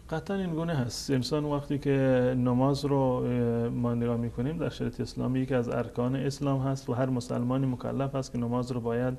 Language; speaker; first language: Persian; native; Persian